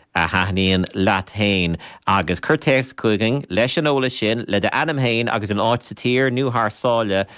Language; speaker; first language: Irish; native; Irish